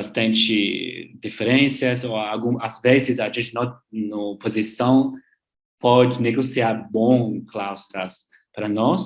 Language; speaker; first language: Portuguese; non-native, learner; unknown